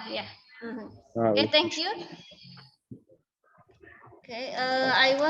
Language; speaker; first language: English; non-native, learner; Indonesian